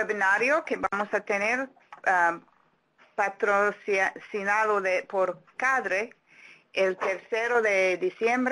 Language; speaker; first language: Spanish; non-native, fluent; English